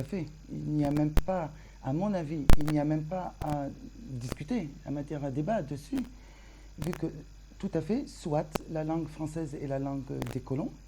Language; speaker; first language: French; non-native, local second language; Arabic